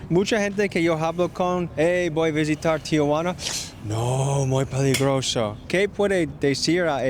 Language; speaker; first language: Spanish; non-native, learner; English